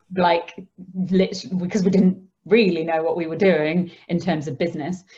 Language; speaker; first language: English; native; English